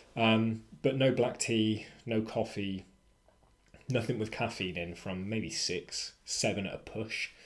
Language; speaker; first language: English; native; English